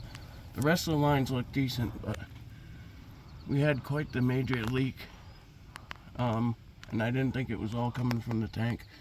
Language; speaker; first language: English; native; English